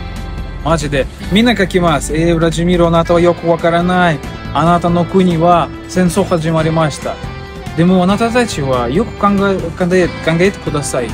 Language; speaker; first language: Japanese; non-native, learner; Russian